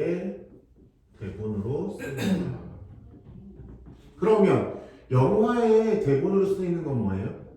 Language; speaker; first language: Korean; native; Korean